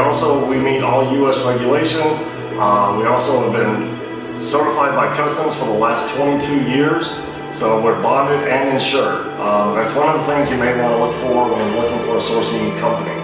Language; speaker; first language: English; native; English